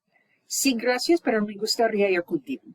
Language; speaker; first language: Spanish; non-native, fluent; English